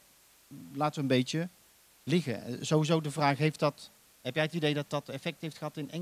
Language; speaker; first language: Dutch; native; Dutch